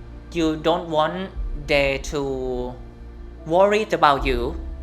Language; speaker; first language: English; non-native, learner; Thai